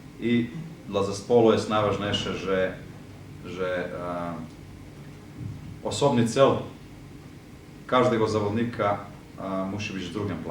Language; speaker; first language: Polish; non-native, fluent; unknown